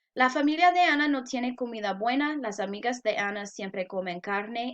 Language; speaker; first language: Spanish; non-native, fluent; English